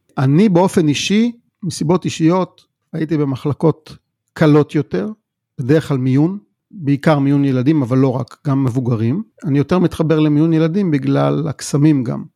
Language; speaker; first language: Hebrew; native; Hebrew